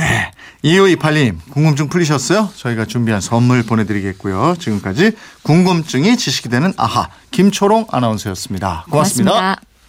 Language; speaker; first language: Korean; native; Korean